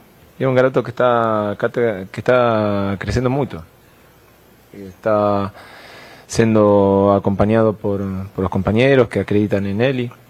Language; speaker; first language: Portuguese; non-native, fluent; Spanish